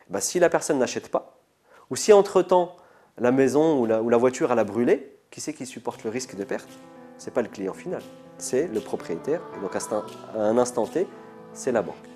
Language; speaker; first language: French; early bilingual, other home language; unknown